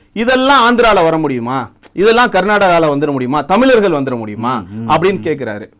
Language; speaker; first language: Tamil; non-native, local second language; Telugu